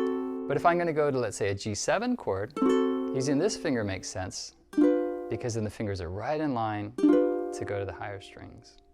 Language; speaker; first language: English; native; English